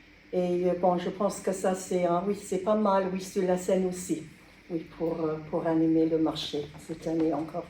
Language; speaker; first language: French; non-native, learner; English